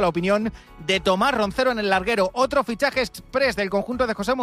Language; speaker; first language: Spanish; native; Spanish